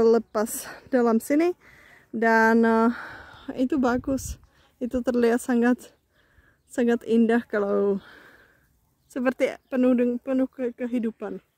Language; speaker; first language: Indonesian; non-native, fluent; Czech